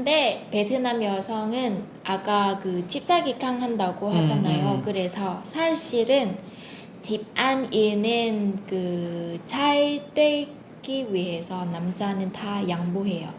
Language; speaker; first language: Korean; non-native, fluent; Vietnamese